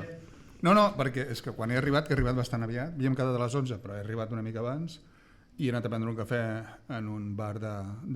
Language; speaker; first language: Catalan; native; Catalan